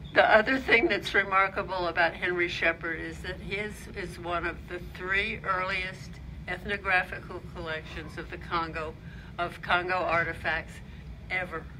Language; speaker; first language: English; native; English